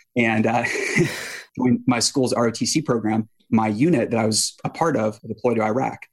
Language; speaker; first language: English; native; English